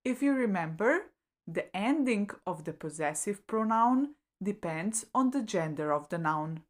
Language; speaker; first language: English; non-native, fluent; Slovenian